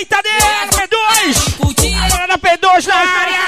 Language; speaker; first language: Portuguese; native; Portuguese